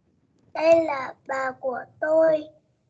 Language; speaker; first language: Vietnamese; native; Vietnamese